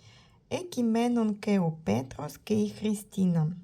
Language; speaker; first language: Greek; non-native, learner; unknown